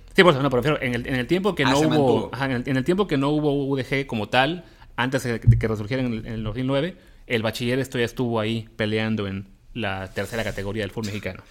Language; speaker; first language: Spanish; native; Spanish